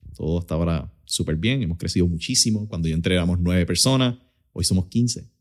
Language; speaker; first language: Spanish; native; Spanish